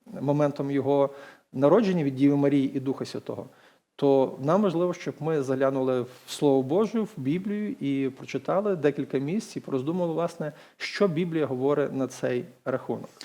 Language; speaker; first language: Ukrainian; native; Ukrainian